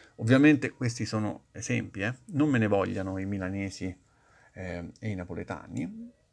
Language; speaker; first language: Italian; native; Italian